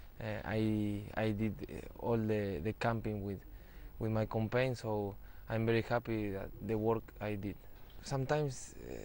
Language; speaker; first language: English; non-native, fluent; Spanish